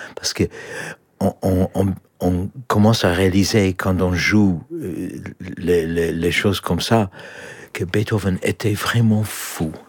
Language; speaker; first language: French; non-native, fluent; English